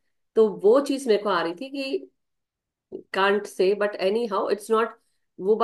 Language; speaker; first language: Hindi; native; Hindi